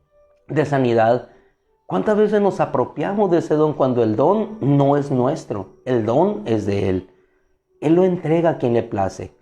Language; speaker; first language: Spanish; native; Spanish